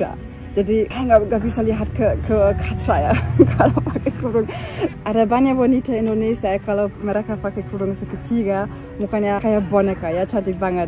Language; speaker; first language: Indonesian; non-native, fluent; German